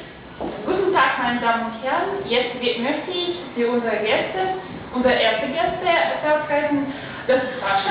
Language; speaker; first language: German; non-native, learner; Russian